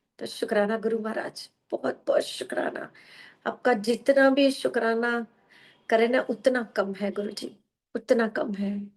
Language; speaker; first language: Hindi; non-native, local second language; Gujarati